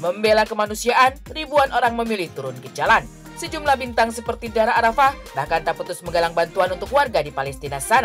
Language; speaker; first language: Indonesian; native; Indonesian